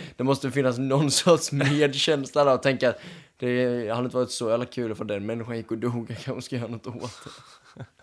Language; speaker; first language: Swedish; native; Swedish